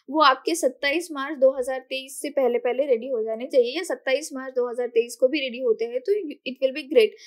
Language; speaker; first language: Hindi; non-native, local second language; Marathi